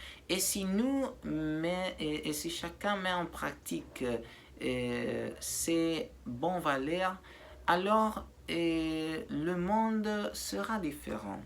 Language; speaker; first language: French; non-native, learner; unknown